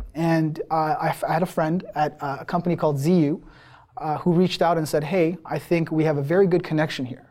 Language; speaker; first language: English; early bilingual, other home language; Persian